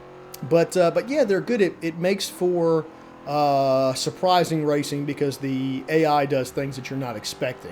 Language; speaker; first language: English; native; English